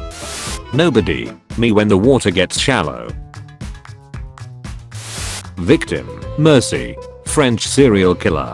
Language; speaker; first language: English; native; English